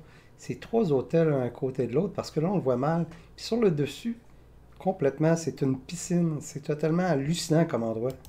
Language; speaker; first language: French; native; French